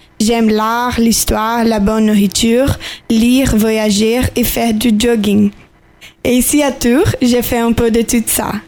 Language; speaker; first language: French; non-native, learner; Portuguese